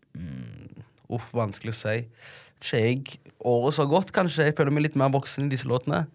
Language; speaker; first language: Norwegian; early bilingual, other home language; Tigrinya